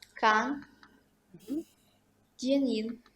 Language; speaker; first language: Chinese; non-native, learner; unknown